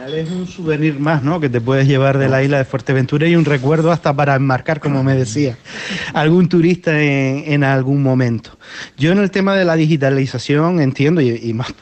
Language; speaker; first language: Spanish; native; Spanish